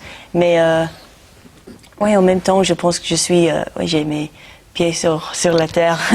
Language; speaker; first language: French; non-native, fluent; English